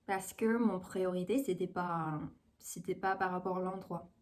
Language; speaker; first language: French; non-native, fluent; Chinese